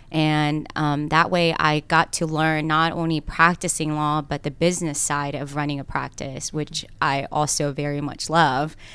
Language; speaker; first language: English; early bilingual, other home language; Korean